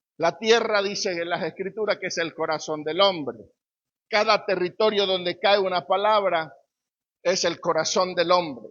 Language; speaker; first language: Spanish; native; Spanish